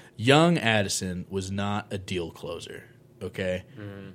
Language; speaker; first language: English; native; English